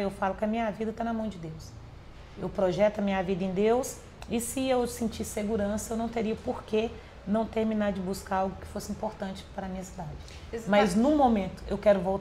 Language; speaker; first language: Portuguese; native; Portuguese